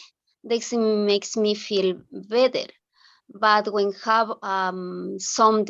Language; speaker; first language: English; non-native, learner; Spanish